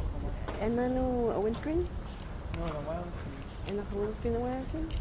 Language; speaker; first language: Hebrew; native; Hebrew